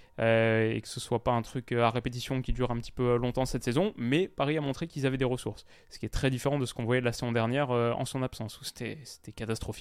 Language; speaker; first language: French; native; French